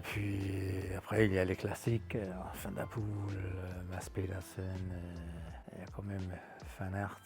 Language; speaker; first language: French; non-native, fluent; Danish